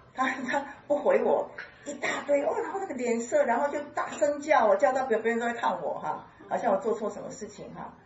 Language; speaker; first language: Chinese; native; Chinese